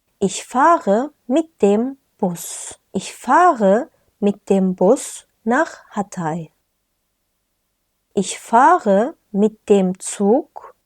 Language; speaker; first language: German; non-native, fluent; Turkish